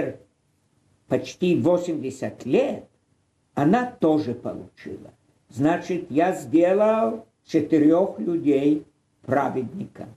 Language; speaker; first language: Russian; non-native, fluent; Polish